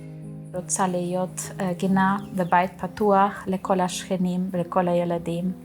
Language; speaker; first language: Hebrew; non-native, learner; German